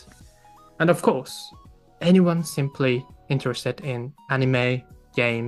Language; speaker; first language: English; non-native, fluent; Japanese